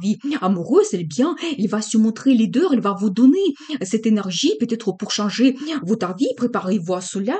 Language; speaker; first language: French; non-native, fluent; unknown